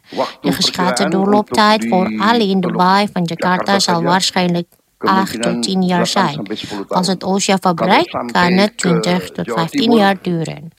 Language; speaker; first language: Dutch; non-native, fluent; Indonesian